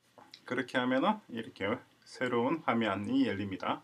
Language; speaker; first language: Korean; native; Korean